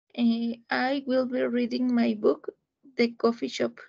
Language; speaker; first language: English; non-native, learner; Spanish